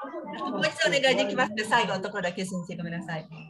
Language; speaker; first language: Japanese; non-native, learner; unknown